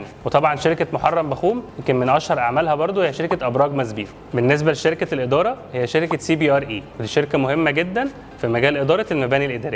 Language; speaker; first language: Arabic; native; Arabic